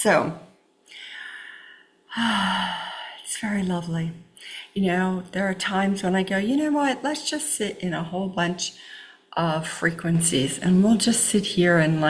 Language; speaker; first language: English; native; English